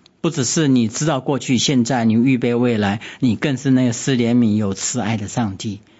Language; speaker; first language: Chinese; native; Chinese